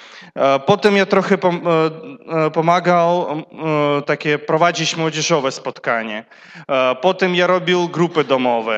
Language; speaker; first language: Polish; non-native, learner; Russian